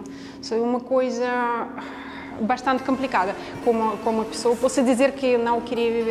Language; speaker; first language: Portuguese; non-native, learner; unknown